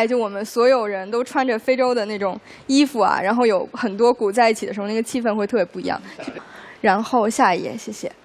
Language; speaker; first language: Chinese; native; Chinese